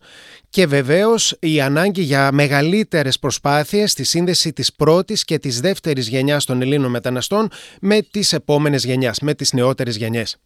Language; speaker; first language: Greek; native; Greek